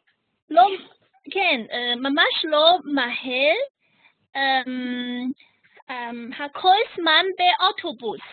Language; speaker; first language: Hebrew; non-native, learner; German